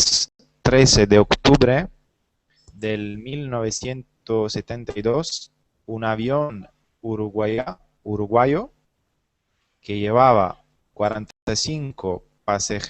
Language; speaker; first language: Spanish; non-native, learner; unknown